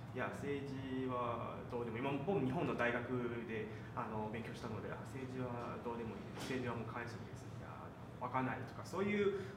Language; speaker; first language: Japanese; non-native, fluent; Chinese